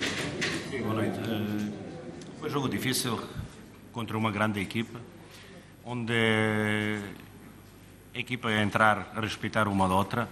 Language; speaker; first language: Portuguese; non-native, fluent; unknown